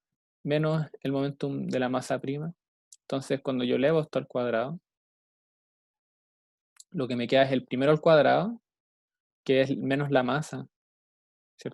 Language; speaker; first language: Spanish; native; Spanish